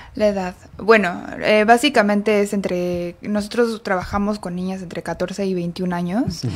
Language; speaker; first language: Spanish; native; Spanish